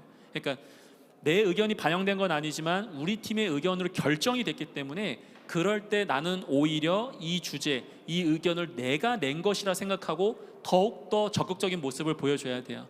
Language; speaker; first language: Korean; native; Korean